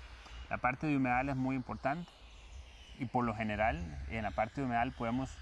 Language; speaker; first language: Spanish; native; Spanish